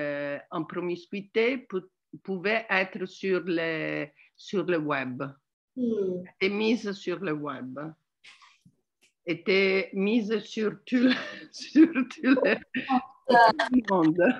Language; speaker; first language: French; non-native, learner; Italian